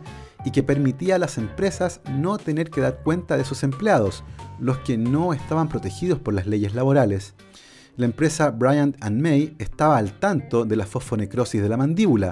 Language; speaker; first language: Spanish; native; Spanish